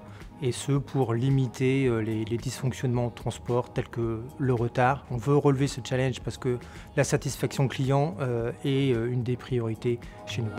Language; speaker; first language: French; native; French